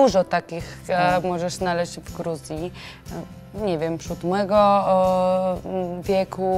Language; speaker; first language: Polish; non-native, learner; Georgian